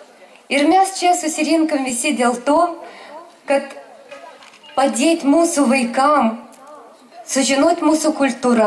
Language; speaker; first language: Lithuanian; non-native, fluent; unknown